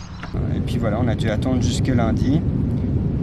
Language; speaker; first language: French; native; French